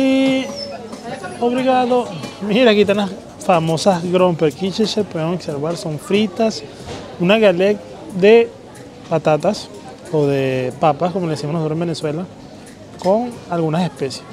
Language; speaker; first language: Spanish; native; Spanish